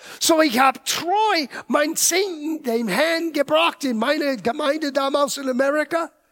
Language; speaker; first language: German; non-native, fluent; English